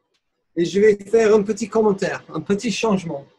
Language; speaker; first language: French; non-native, fluent; English